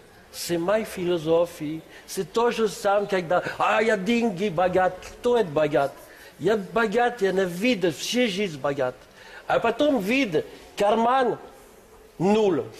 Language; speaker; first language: Russian; non-native, learner; French